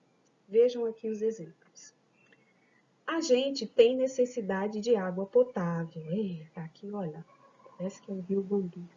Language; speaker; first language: Portuguese; native; Portuguese